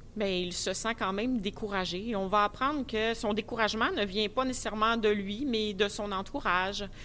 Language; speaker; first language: French; native; French